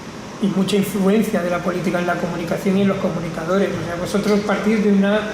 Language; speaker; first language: Spanish; native; Spanish